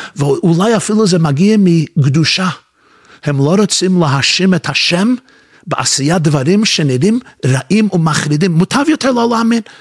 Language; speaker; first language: Hebrew; non-native, fluent; English